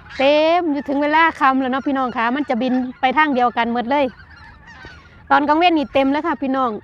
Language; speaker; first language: Thai; non-native, local second language; Lao